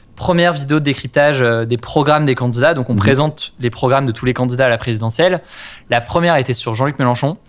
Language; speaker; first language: French; native; French